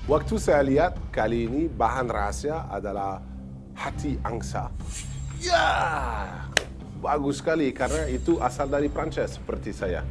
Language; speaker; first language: Indonesian; non-native, fluent; French